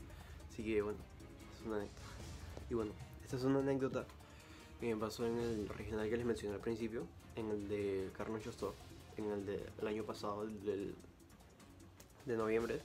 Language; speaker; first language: Spanish; native; Spanish